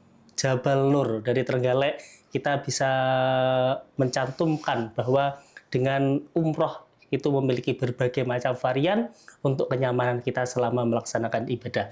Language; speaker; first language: Indonesian; native; Indonesian